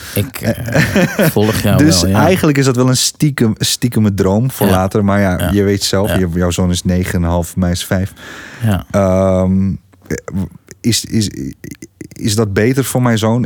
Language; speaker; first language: Dutch; early bilingual, other home language; Greek